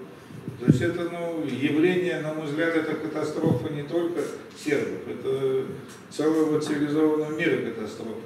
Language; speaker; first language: Russian; native; Russian